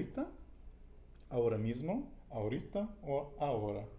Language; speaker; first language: Spanish; non-native, learner; English